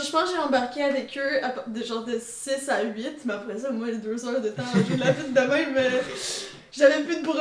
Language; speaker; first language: French; native; French